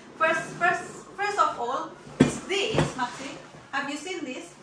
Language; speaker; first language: English; non-native, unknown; Indonesian